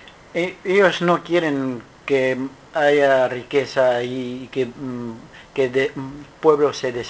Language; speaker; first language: Spanish; non-native, learner; Kurdish